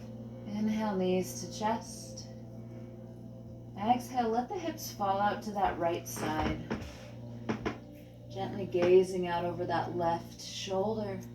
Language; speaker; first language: English; native; English